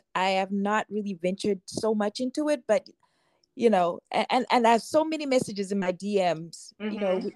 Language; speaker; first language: English; non-native, local second language; Shona